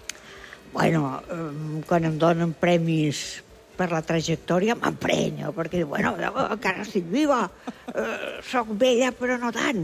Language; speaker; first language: Catalan; non-native, local second language; Spanish